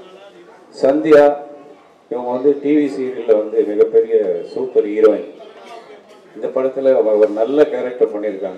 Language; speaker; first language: Tamil; native; Tamil